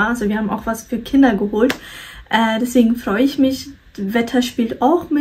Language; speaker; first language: German; early bilingual, other home language; Turkish